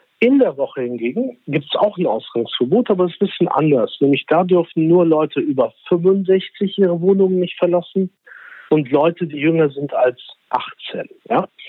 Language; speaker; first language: German; early bilingual, other home language; Turkish